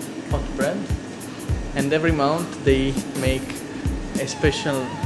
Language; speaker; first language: English; non-native, fluent; Italian